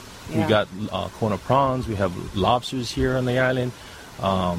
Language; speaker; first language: English; native; English